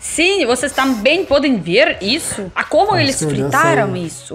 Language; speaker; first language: Portuguese; non-native, learner; Russian